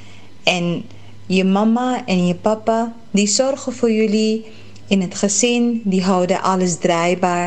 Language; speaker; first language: Dutch; early bilingual, heritage; Caribbean Hindustani